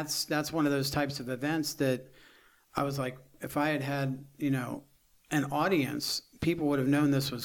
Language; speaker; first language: English; native; English